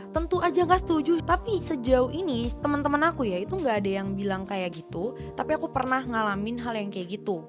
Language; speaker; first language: Indonesian; native; Indonesian